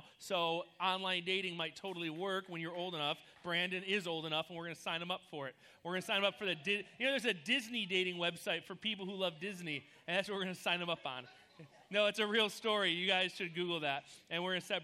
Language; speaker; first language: English; native; English